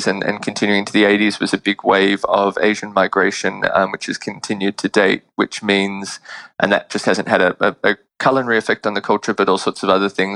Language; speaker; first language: English; native; English